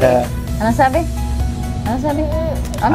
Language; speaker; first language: Filipino; non-native, local second language; Bikol